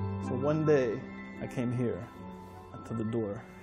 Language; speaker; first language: English; native; English